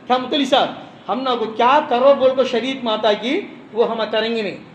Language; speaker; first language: Hindi; non-native, local second language; Tamil